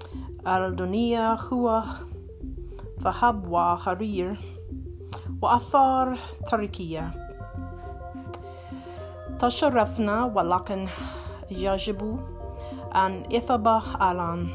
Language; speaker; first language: Arabic; non-native, learner; English